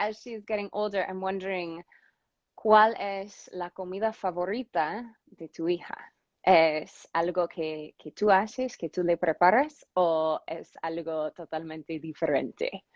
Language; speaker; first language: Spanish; non-native, fluent; English